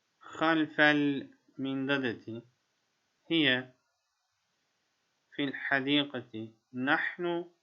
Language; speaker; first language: Arabic; non-native, fluent; Turkish